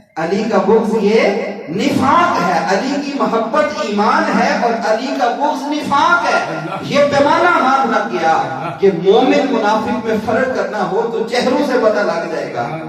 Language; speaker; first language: Urdu; non-native, local second language; Punjabi